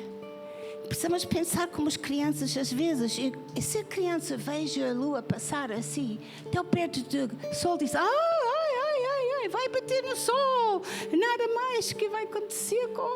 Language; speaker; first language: Portuguese; non-native, fluent; English